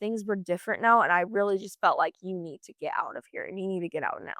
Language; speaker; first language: English; native; English